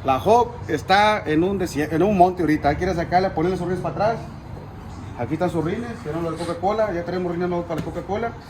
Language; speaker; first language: Spanish; early bilingual, other home language; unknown